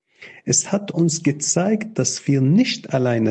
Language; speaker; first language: German; non-native, fluent; Arabic